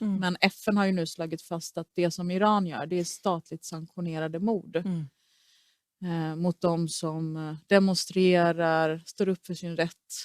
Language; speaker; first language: Swedish; early bilingual, other home language; Persian